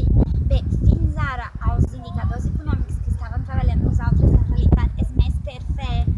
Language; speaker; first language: Catalan; non-native, fluent; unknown